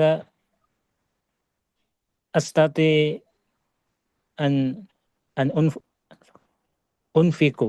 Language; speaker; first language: Arabic; non-native, learner; Indonesian